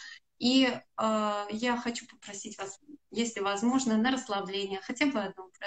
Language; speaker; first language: Russian; native; Russian